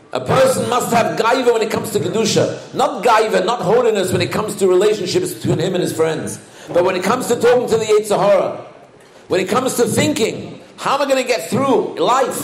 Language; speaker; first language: English; native; English